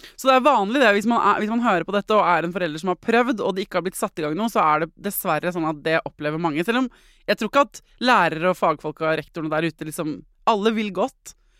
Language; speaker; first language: Norwegian; native; Norwegian